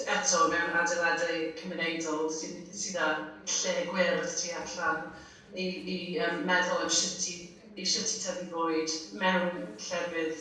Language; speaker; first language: Welsh; non-native, fluent; English